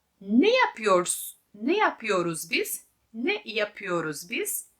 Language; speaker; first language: Turkish; non-native, fluent; Albanian